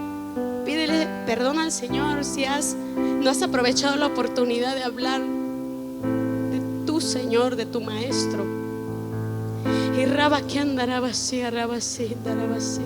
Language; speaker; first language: Spanish; native; Spanish